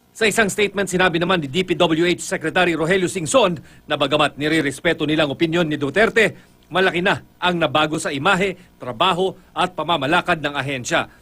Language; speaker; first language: Filipino; native; Filipino